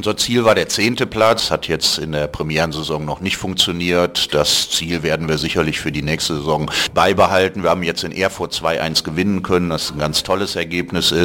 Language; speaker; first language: German; native; German